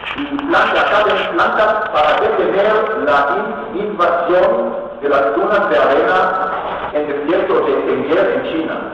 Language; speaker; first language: Spanish; non-native, fluent; Hebrew